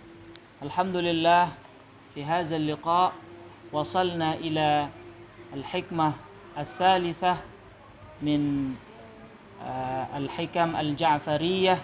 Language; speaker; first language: Arabic; non-native, fluent; Malay